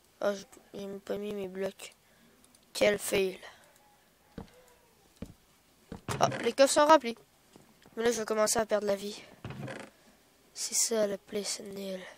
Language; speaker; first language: French; native; French